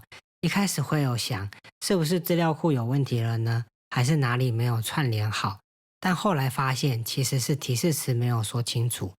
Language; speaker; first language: Chinese; native; Chinese